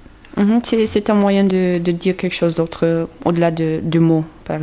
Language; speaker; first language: French; non-native, fluent; Romanian